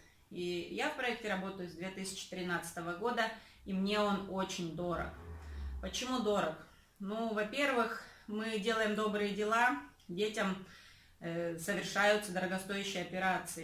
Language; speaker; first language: Russian; native; Russian